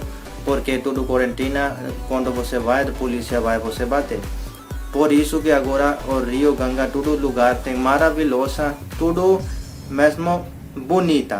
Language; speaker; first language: Portuguese; non-native, learner; Hindi